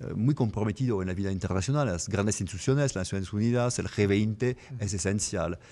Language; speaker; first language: Spanish; non-native, fluent; French